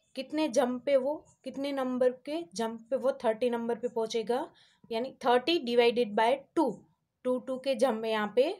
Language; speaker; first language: Hindi; non-native, local second language; Gujarati